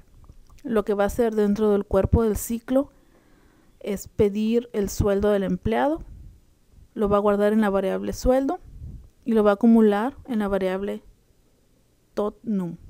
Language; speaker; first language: Spanish; native; Spanish